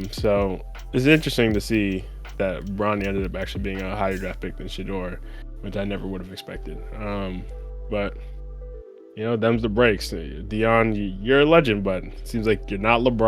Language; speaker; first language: English; native; English